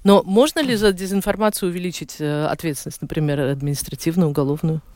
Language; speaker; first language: Russian; native; Russian